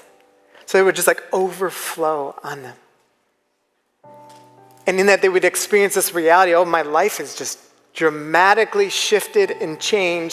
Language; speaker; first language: English; native; English